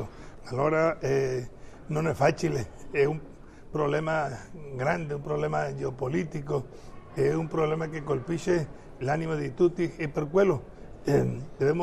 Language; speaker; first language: Italian; non-native, fluent; Spanish